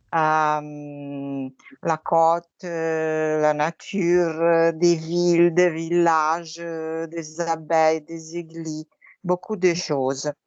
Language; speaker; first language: French; non-native, learner; Italian